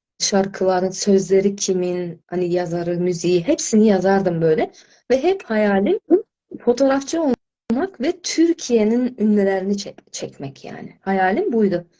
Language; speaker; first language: Turkish; non-native, fluent; Azerbaijani